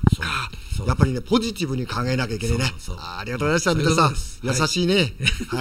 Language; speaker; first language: Japanese; native; Japanese